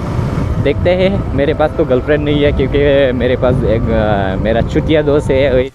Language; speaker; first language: Hindi; non-native, learner; Bodo